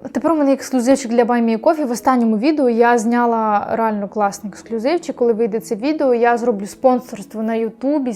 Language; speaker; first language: Ukrainian; non-native, local second language; Russian